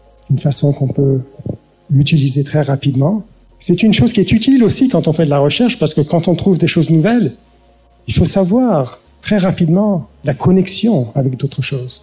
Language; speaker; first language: French; early bilingual, heritage; French